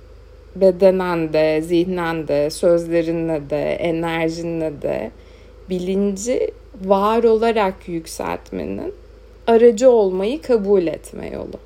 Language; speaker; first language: Turkish; native; Turkish